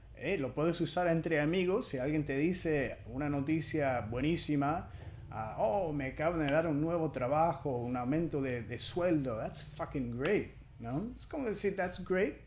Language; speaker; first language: Spanish; non-native, fluent; English